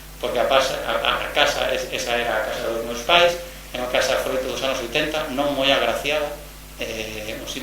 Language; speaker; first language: Galician; native; Galician